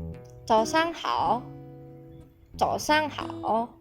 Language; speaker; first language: Chinese; non-native, fluent; Indonesian